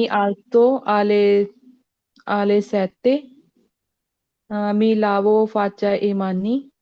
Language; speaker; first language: Italian; non-native, learner; Punjabi